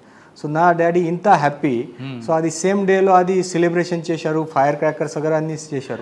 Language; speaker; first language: Telugu; non-native, learner; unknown